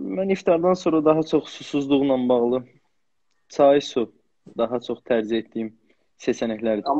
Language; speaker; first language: Azerbaijani; native; Azerbaijani